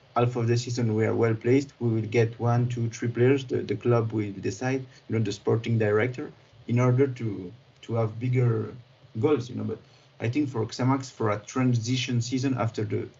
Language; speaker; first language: English; non-native, fluent; French